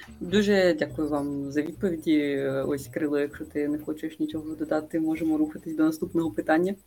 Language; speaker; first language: Ukrainian; native; Ukrainian